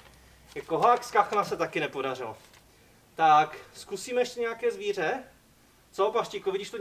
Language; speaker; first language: Czech; native; Czech